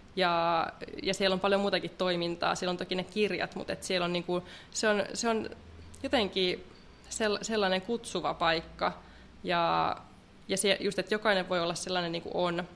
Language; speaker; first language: Finnish; native; Finnish